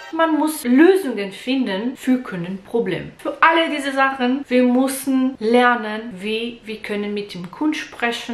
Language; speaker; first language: German; non-native, learner; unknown